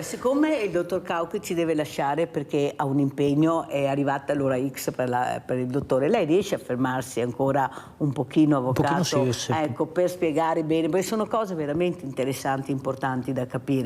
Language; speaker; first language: Italian; native; Italian